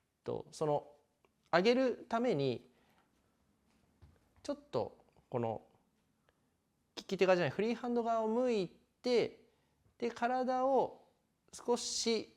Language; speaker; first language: Japanese; native; Japanese